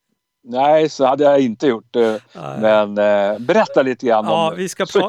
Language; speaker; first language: Swedish; native; Swedish